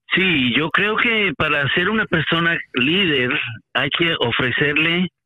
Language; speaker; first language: Spanish; native; Spanish